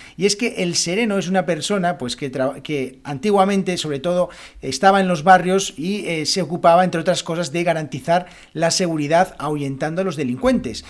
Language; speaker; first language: Spanish; native; Spanish